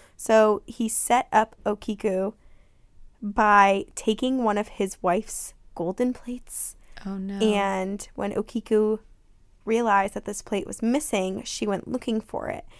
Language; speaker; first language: English; native; English